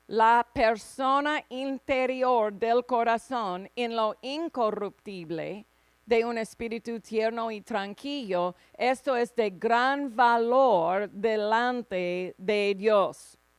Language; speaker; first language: Spanish; non-native, fluent; English